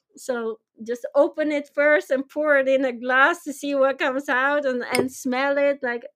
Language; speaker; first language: English; non-native, fluent; Dutch